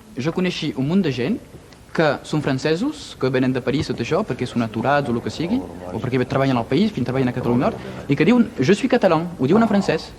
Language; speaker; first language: Catalan; native; Catalan